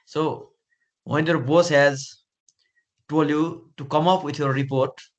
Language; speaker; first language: English; non-native, local second language; Nepali